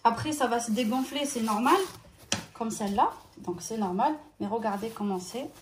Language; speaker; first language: French; non-native, local second language; Arabic